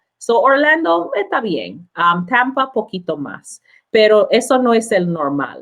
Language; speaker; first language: Spanish; non-native, learner; English